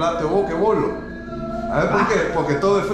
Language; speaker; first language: Spanish; native; Spanish